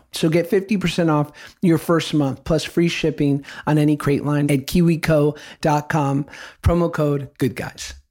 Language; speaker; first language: English; native; English